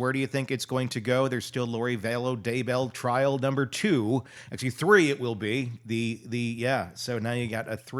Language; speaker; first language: English; native; English